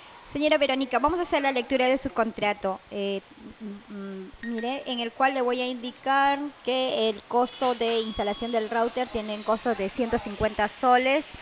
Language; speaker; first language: Spanish; native; Spanish